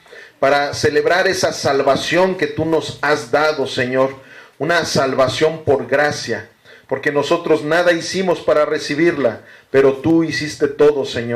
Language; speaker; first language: Spanish; native; Spanish